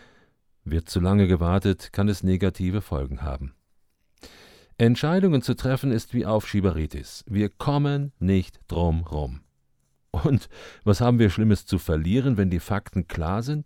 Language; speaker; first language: German; native; German